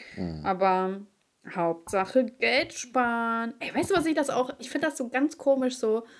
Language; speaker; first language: German; early bilingual, other home language; Ukrainian